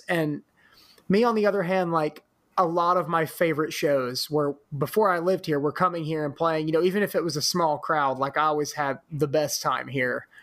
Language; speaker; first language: English; native; English